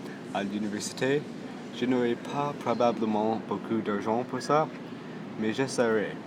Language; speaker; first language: French; non-native, local second language; English